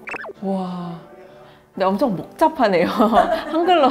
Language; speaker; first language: Korean; non-native, fluent; Indonesian